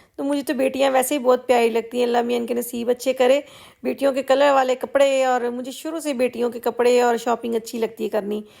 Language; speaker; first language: Urdu; non-native, local second language; Punjabi